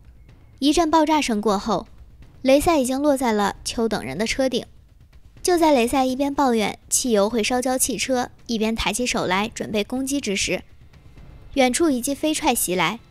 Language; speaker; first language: Chinese; native; Chinese